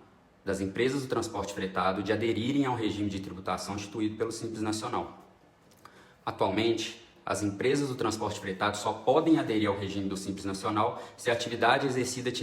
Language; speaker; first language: Portuguese; native; Portuguese